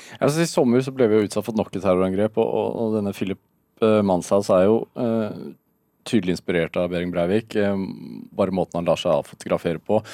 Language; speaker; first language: Norwegian; native; Norwegian